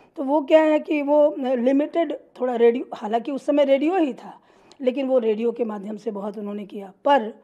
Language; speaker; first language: Hindi; native; Hindi